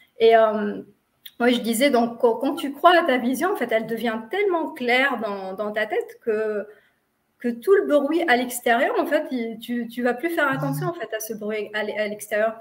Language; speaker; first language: French; non-native, local second language; Arabic